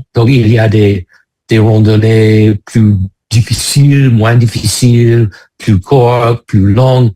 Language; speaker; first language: French; non-native, fluent; English